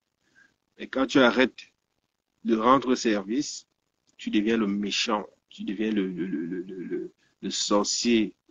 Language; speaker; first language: French; native; French